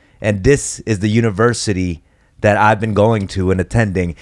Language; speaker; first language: English; early bilingual, other home language; Korean